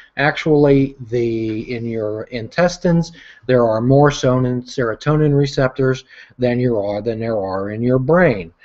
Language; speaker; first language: English; native; English